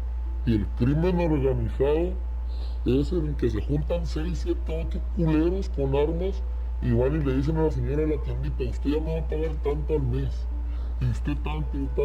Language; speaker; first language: Spanish; native; Spanish